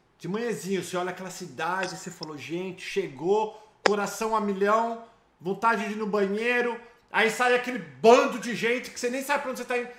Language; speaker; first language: Portuguese; native; Portuguese